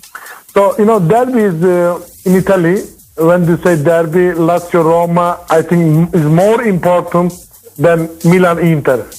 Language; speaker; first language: English; non-native, learner; Turkish